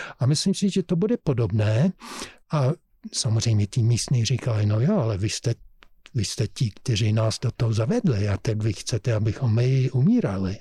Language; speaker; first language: Czech; non-native, fluent; English